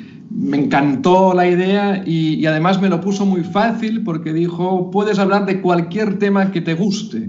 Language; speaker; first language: Spanish; native; Spanish